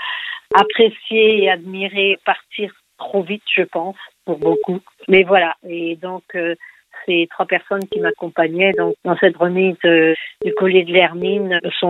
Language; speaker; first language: French; non-native, local second language; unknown